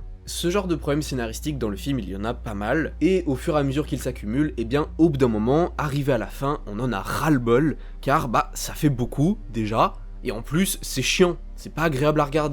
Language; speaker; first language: French; native; French